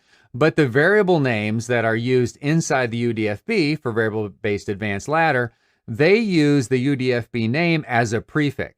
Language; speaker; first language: English; native; English